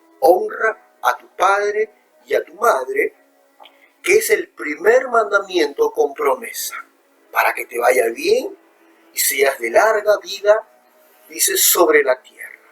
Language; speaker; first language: Spanish; native; Spanish